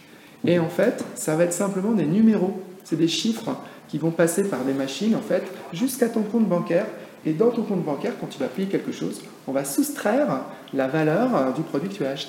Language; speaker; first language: French; native; French